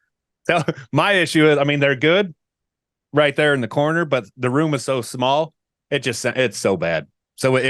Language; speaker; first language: English; native; English